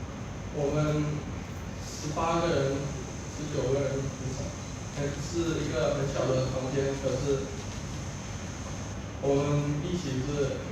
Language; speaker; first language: Chinese; non-native, learner; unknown